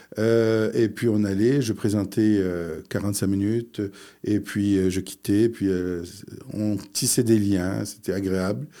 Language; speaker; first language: French; early bilingual, other home language; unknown